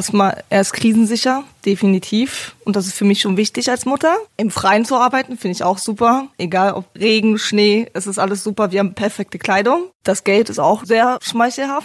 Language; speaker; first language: German; native; German